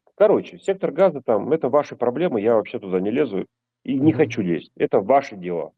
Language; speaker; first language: Russian; native; Russian